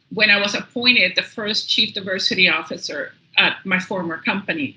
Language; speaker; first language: English; early bilingual, other home language; Spanish